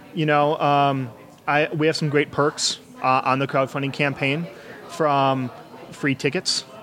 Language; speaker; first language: English; native; English